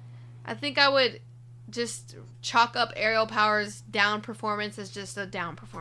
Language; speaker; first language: English; native; English